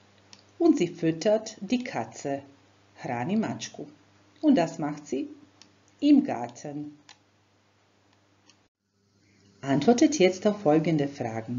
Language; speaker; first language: German; non-native, fluent; Croatian